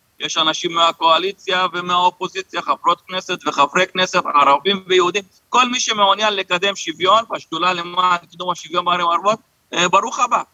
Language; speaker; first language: Hebrew; non-native, local second language; Arabic